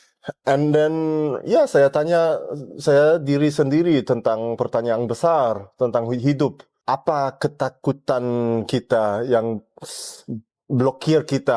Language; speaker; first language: Indonesian; early bilingual, heritage; German